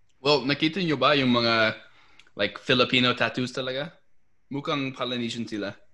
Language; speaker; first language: Filipino; non-native, fluent; English